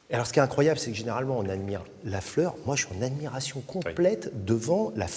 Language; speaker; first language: French; native; French